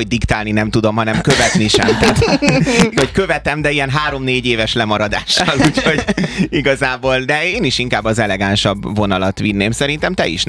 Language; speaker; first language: Hungarian; native; Hungarian